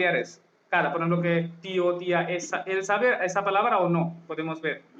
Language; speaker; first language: Spanish; non-native, learner; Hindi